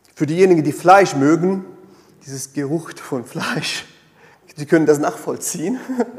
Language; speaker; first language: German; non-native, fluent; Portuguese